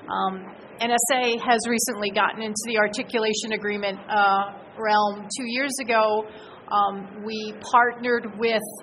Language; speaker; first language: English; native; English